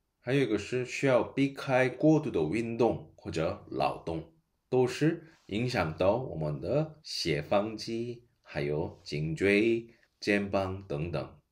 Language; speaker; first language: Chinese; non-native, fluent; Korean